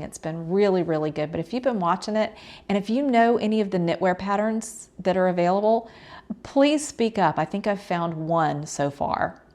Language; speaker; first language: English; native; English